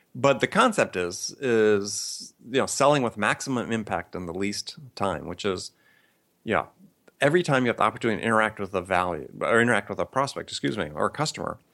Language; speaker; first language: English; native; English